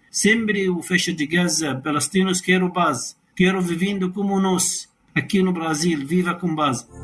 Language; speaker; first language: Portuguese; non-native, learner; Arabic